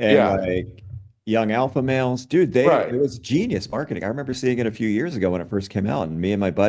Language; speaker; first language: English; native; English